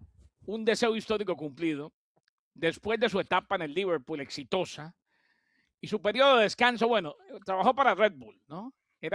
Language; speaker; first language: Spanish; native; Spanish